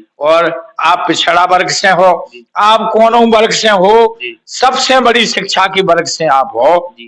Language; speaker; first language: Hindi; native; Hindi